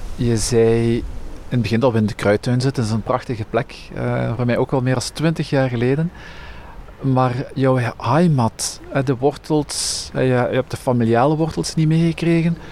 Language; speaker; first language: Dutch; native; Dutch